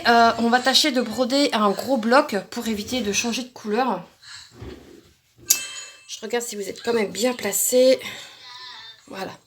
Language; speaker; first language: French; native; French